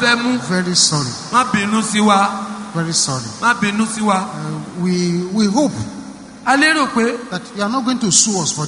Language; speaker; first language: English; non-native, local second language; Yoruba